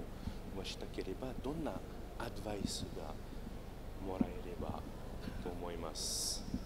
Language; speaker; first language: Japanese; non-native, fluent; French